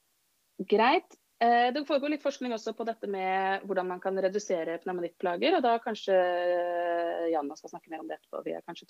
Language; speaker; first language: Norwegian; native; Norwegian